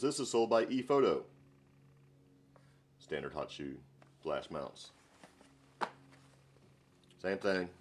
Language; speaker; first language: English; native; English